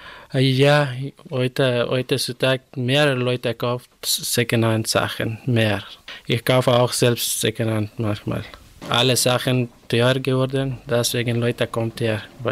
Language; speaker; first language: German; non-native, learner; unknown